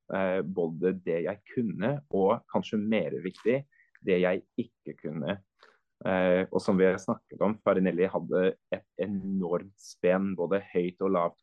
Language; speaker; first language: Norwegian; non-native, fluent; English